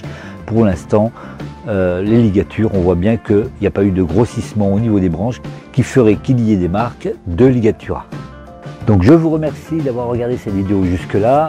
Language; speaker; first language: French; native; French